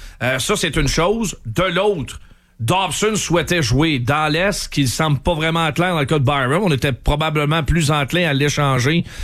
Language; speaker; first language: French; native; French